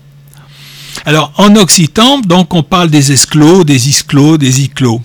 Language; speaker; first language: French; native; French